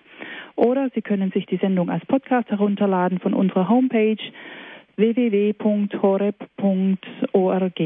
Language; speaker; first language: German; native; German